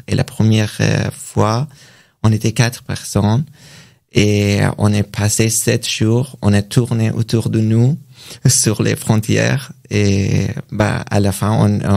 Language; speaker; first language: French; non-native, learner; Persian